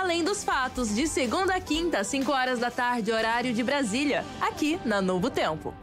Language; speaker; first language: Portuguese; native; Portuguese